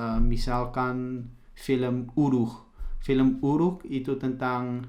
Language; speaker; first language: Indonesian; early bilingual, heritage; Dutch